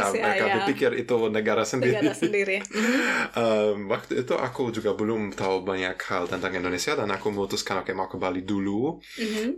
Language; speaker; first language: Indonesian; non-native, fluent; German